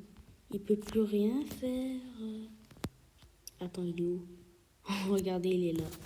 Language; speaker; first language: French; native; French